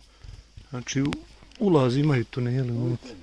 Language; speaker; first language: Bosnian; early bilingual, heritage; Bosnian